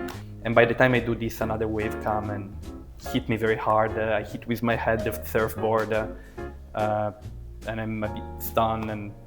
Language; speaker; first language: English; early bilingual, other home language; Italian